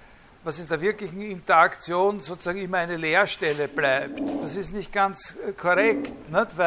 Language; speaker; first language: German; native; German